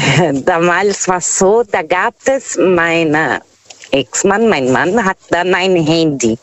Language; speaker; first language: German; non-native, fluent; Portuguese